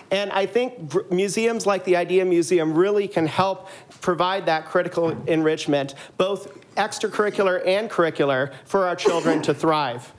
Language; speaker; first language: English; native; English